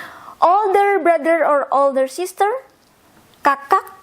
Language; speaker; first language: English; non-native, fluent; Indonesian